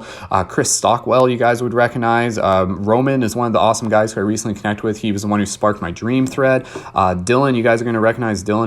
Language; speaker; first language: English; native; English